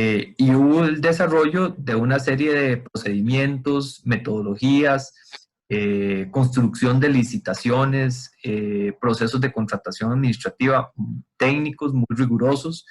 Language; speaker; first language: Spanish; native; Spanish